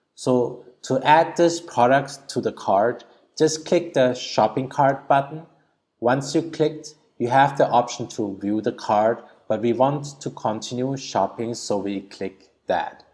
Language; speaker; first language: English; early bilingual, other home language; Thai